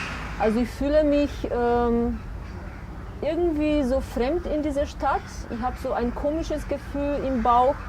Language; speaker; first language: German; non-native, fluent; Macedonian